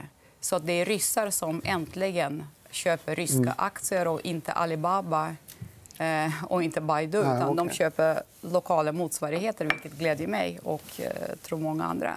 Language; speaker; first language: Swedish; non-native, fluent; Russian